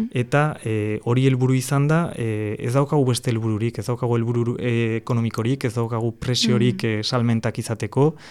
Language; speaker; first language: Basque; non-native, fluent; Catalan